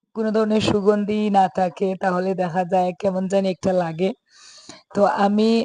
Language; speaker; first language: Bangla; native; Bangla